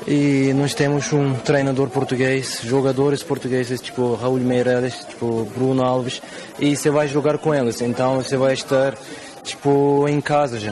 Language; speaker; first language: Portuguese; non-native, fluent; Turkish